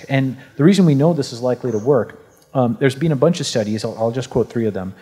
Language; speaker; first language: English; native; English